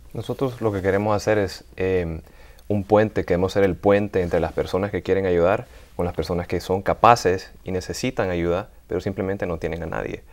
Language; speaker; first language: Spanish; native; Spanish